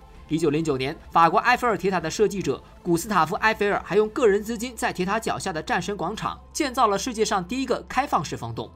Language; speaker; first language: Chinese; native; Chinese